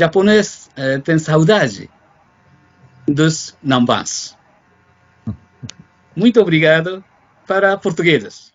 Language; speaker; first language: Portuguese; non-native, fluent; Japanese